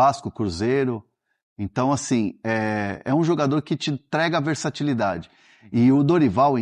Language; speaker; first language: Portuguese; native; Portuguese